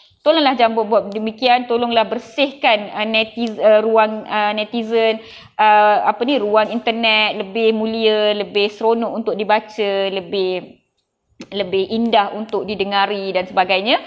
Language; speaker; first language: Malay; non-native, local second language; Tamil